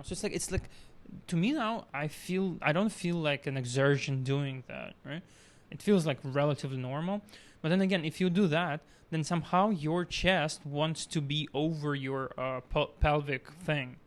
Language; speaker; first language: English; non-native, fluent; Russian